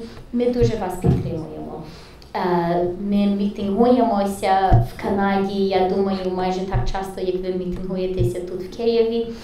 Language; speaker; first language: Ukrainian; early bilingual, heritage; English